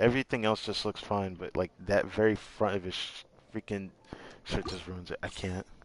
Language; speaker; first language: English; native; English